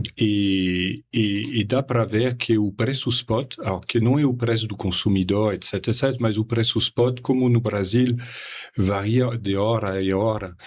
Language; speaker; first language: Portuguese; non-native, fluent; French